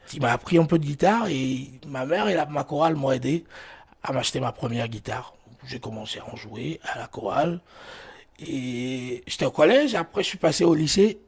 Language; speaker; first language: French; non-native, local second language; Fon